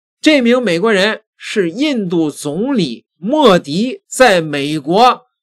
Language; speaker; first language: Chinese; native; Chinese